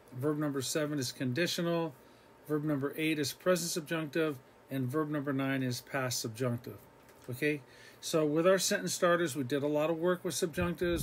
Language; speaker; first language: English; native; English